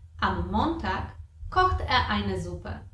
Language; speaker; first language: German; non-native, fluent; Polish